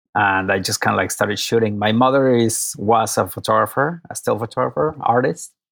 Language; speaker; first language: English; non-native, fluent; Spanish